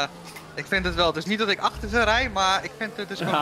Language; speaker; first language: Dutch; native; Dutch